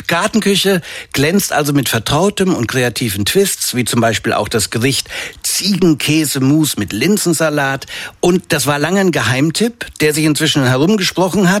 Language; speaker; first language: German; native; German